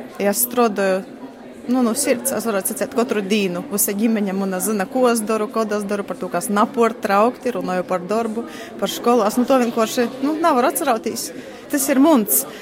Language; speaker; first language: Latvian; native; Latvian